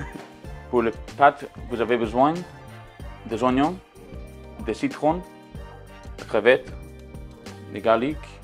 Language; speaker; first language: French; non-native, learner; English